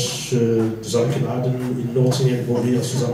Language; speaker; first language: German; non-native, learner; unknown